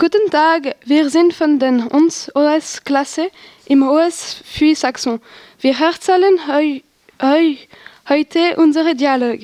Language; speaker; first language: German; non-native, learner; French